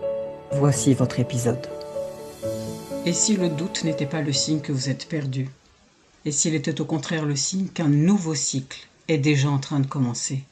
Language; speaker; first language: French; native; French